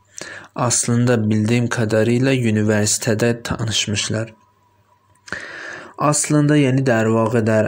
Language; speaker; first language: Turkish; non-native, fluent; Persian